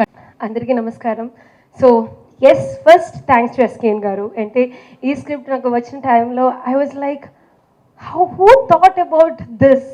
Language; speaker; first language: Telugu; non-native, fluent; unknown